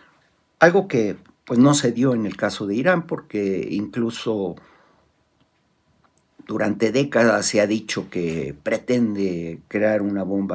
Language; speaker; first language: Spanish; native; Spanish